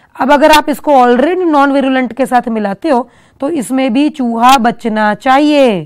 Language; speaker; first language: Hindi; non-native, local second language; Punjabi